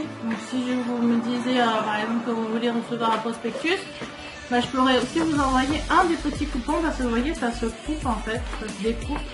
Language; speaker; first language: French; native; French